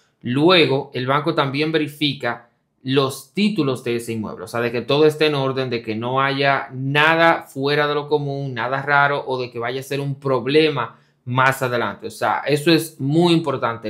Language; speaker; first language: Spanish; native; Spanish